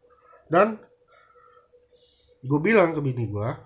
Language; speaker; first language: Indonesian; native; Indonesian